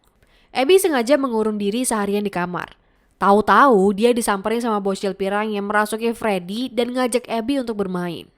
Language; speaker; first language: Indonesian; native; Indonesian